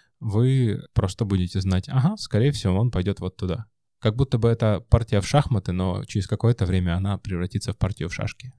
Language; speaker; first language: Russian; native; Russian